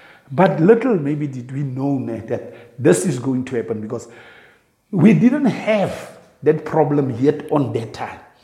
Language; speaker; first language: English; non-native, local second language; Afrikaans